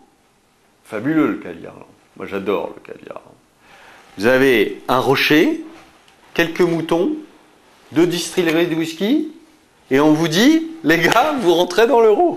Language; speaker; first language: French; native; French